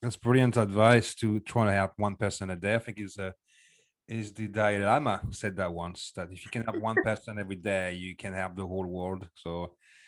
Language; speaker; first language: English; non-native, fluent; French